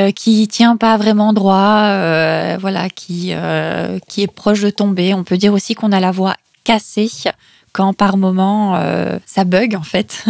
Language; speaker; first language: French; native; French